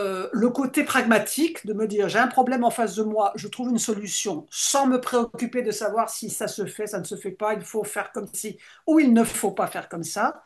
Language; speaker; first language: French; native; French